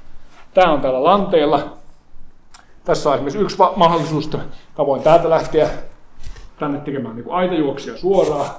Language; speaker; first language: Finnish; native; Finnish